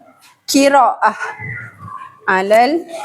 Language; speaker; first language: Arabic; non-native, fluent; Malay